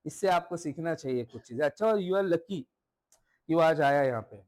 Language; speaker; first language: Hindi; non-native, local second language; Marathi